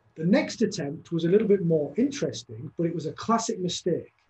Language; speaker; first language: English; native; English